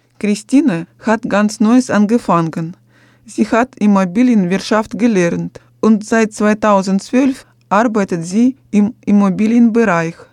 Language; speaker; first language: German; non-native, fluent; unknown